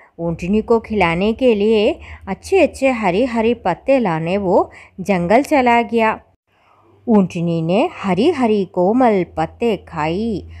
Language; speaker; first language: Hindi; non-native, local second language; Malayalam